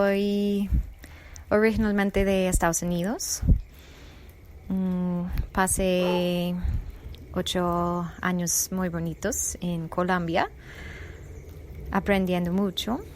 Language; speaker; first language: Spanish; non-native, fluent; English